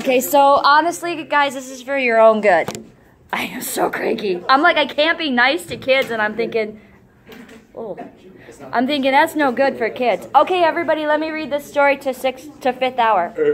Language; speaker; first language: English; native; English